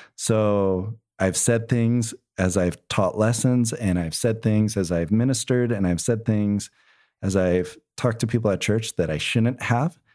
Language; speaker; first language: English; native; English